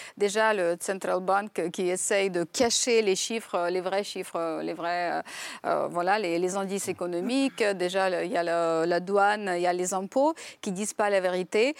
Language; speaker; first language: French; non-native, fluent; Ukrainian